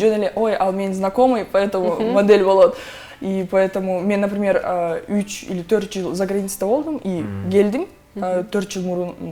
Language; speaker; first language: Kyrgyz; non-native, local second language; Russian